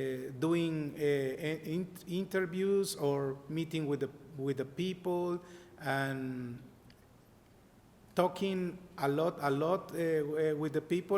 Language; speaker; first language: English; non-native, learner; Spanish